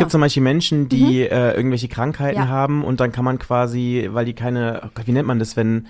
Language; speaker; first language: German; native; German